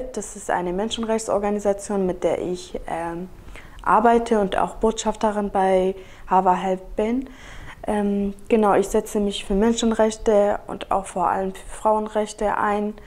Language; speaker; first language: German; early bilingual, other home language; Kurdish